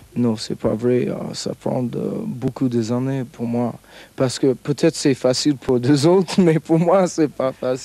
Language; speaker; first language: French; non-native, learner; English